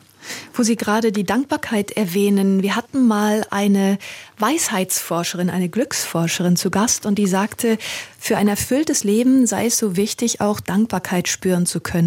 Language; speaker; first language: German; native; German